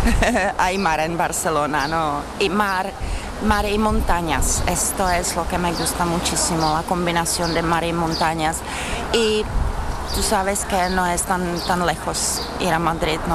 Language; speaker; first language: Spanish; non-native, fluent; Czech